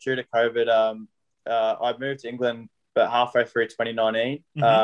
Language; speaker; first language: English; native; English